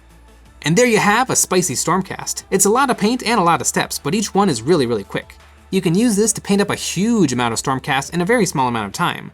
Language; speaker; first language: English; native; English